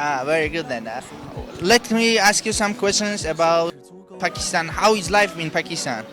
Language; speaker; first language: English; non-native, learner; Persian